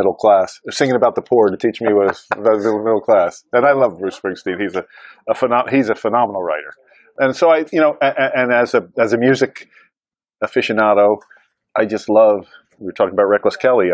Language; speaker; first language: English; native; English